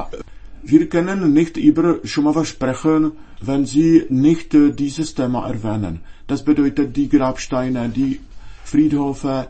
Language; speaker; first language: German; non-native, fluent; Czech